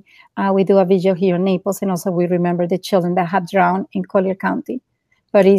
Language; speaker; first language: English; non-native, fluent; Spanish